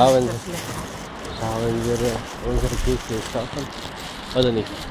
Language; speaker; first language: German; non-native, learner; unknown